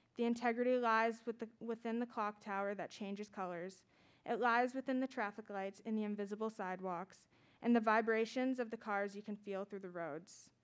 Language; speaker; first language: English; native; English